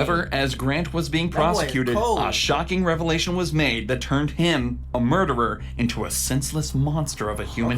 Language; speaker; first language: English; native; English